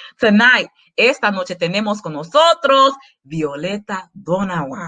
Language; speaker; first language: Spanish; non-native, learner; English